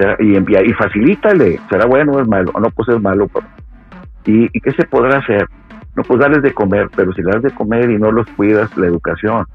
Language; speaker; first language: Spanish; native; Spanish